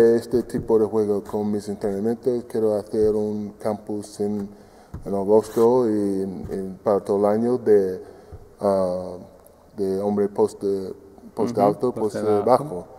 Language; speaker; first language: Spanish; non-native, fluent; English